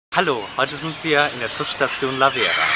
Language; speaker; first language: German; native; German